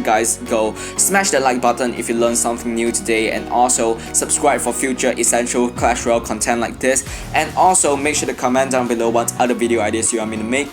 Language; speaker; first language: English; non-native, fluent; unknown